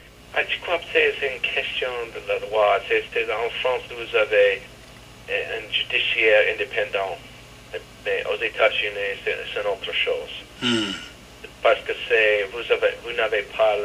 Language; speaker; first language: French; non-native, fluent; English